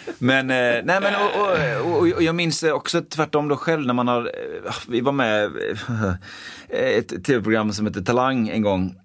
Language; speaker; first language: Swedish; native; Swedish